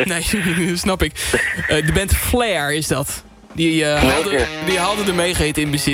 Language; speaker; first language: Dutch; native; Dutch